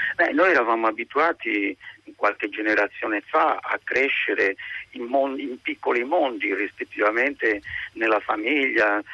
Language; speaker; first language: Italian; native; Italian